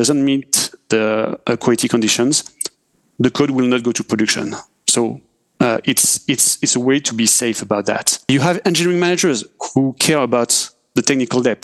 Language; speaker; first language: English; non-native, fluent; French